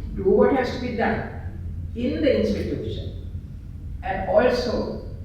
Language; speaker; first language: English; non-native, local second language; Sinhala